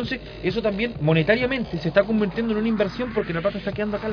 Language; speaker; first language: Spanish; native; Spanish